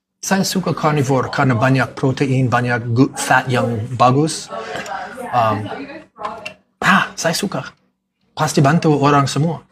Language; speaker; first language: Indonesian; non-native, learner; English